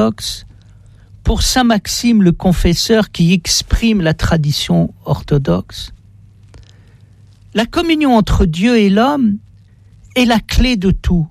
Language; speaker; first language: French; native; French